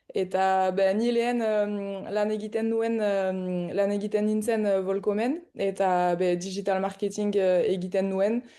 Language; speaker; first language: Basque; non-native, local second language; French